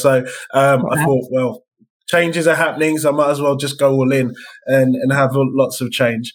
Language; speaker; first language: English; native; English